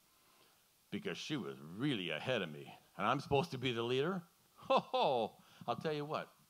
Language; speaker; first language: English; native; English